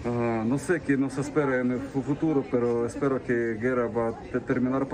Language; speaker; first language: Spanish; non-native, learner; Ukrainian